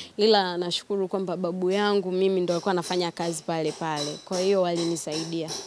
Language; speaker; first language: Swahili; native; Swahili